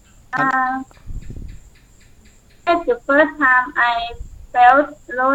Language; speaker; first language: English; non-native, learner; Thai